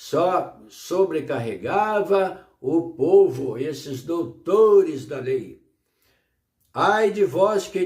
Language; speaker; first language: Portuguese; native; Portuguese